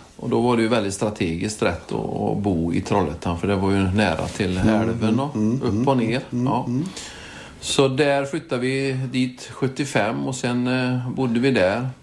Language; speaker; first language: Swedish; native; Swedish